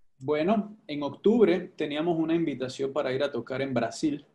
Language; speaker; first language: Spanish; native; Spanish